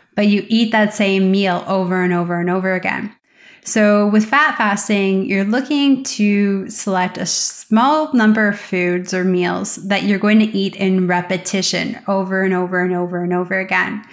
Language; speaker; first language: English; native; English